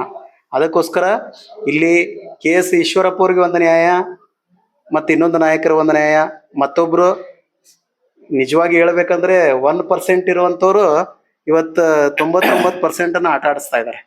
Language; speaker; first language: Kannada; native; Kannada